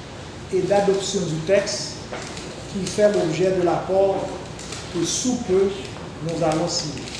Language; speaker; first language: French; non-native, local second language; Haitian Creole